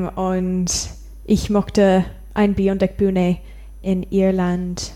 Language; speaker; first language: German; non-native, learner; English